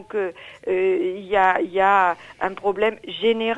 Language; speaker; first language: French; native; French